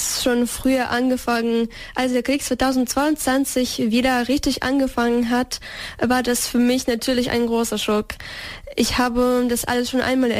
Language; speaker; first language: German; non-native, fluent; Ukrainian